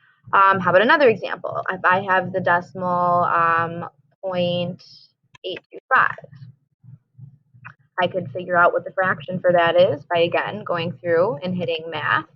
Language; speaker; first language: English; native; English